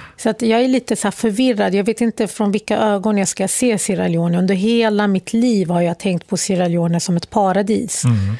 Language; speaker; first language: Swedish; early bilingual, other home language; Arabic